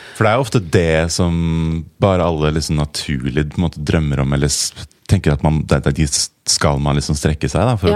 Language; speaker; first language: Norwegian; native; Norwegian